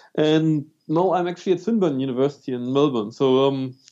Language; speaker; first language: English; non-native, fluent; German